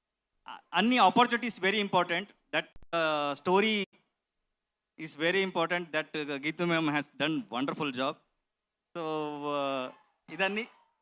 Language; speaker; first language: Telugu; non-native, learner; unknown